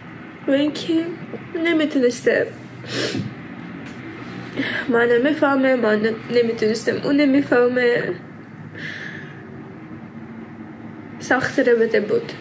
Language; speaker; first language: Persian; early bilingual, heritage; Persian